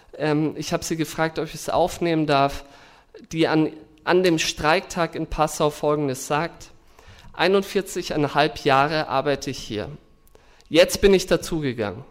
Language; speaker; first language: German; native; German